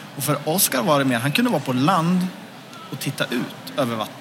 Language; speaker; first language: Swedish; native; Swedish